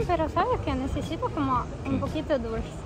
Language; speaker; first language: Spanish; non-native, learner; Ukrainian